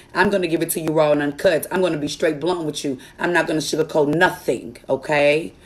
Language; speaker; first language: English; native; English